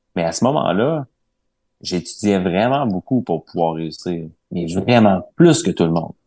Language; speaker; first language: French; native; French